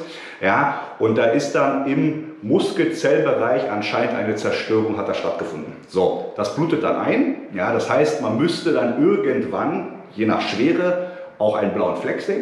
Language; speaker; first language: German; native; German